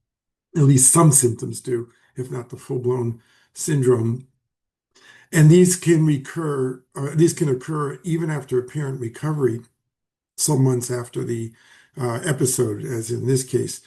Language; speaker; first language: English; native; English